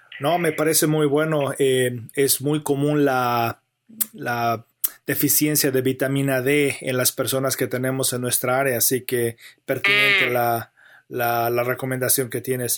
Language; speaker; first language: Spanish; native; Spanish